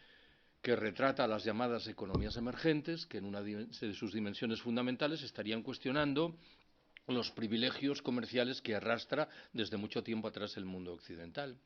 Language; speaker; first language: Spanish; native; Spanish